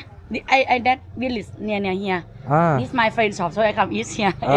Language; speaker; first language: English; non-native, learner; Thai